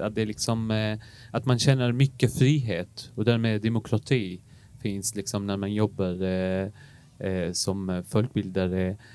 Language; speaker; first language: Swedish; non-native, fluent; Arabic